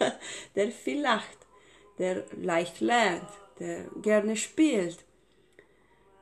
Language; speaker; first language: German; non-native, fluent; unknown